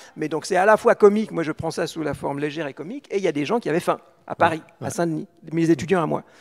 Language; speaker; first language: French; native; French